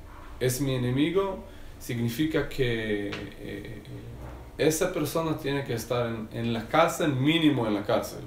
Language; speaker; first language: Spanish; non-native, learner; Hebrew